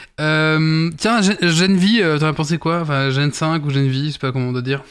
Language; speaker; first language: French; native; French